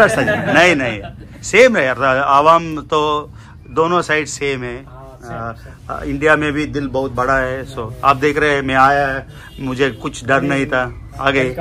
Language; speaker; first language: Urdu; non-native, local second language; Telugu